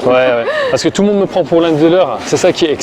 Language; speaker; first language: French; native; French